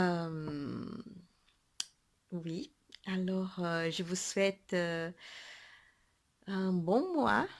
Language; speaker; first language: French; non-native, fluent; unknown